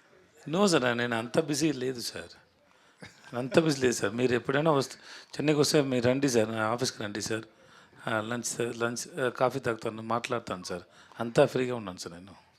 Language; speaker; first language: Telugu; non-native, learner; Tamil